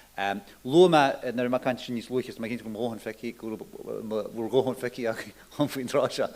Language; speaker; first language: Irish; native; Irish